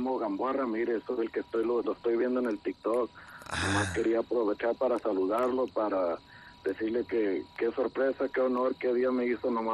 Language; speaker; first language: Spanish; early bilingual, heritage; Spanish